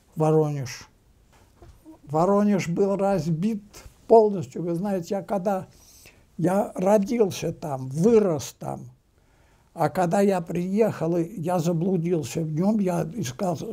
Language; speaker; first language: Russian; native; Russian